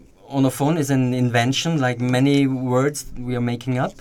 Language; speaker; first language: English; non-native, fluent; German